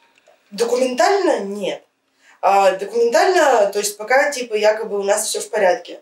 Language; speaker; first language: Russian; native; Russian